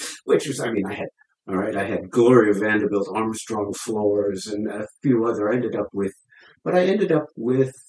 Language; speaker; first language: English; native; English